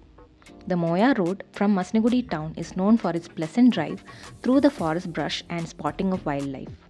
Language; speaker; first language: English; non-native, local second language; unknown